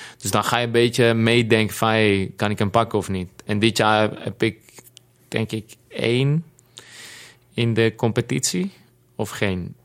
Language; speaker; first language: Dutch; non-native, fluent; Greek